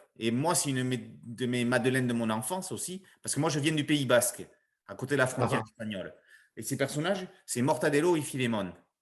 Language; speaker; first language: French; native; French